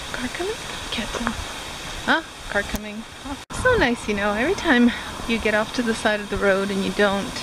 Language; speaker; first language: English; native; English